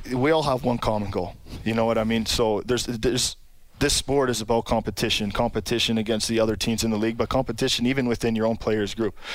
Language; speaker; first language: English; native; English